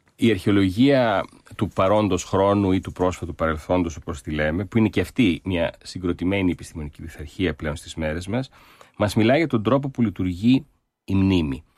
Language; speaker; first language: Greek; early bilingual, heritage; Greek